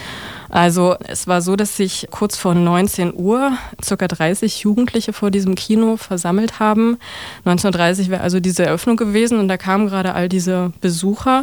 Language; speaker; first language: German; native; German